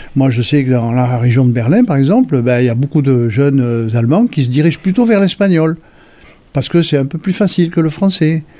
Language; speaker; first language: French; native; French